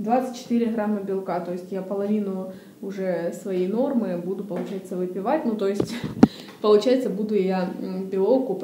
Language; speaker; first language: Russian; native; Russian